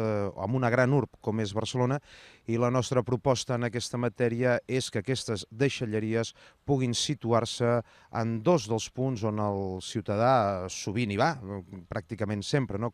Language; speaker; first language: Catalan; native; Catalan